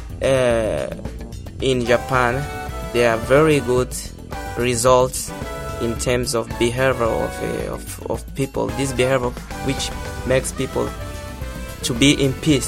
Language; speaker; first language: English; non-native, local second language; Portuguese